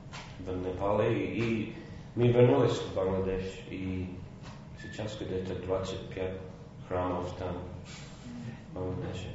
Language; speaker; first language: Russian; non-native, fluent; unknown